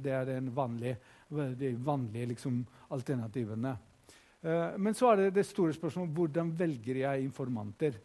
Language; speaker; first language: Norwegian; non-native, fluent; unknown